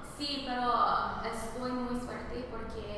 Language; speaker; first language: Spanish; early bilingual, heritage; Spanish